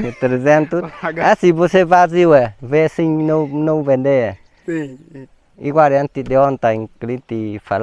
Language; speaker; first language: Portuguese; non-native, learner; Vietnamese